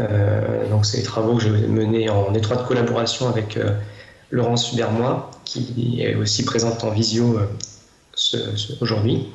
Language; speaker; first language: French; native; French